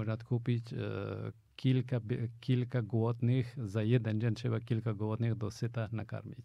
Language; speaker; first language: Polish; non-native, fluent; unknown